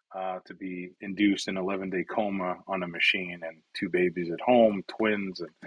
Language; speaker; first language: English; early bilingual, other home language; Italian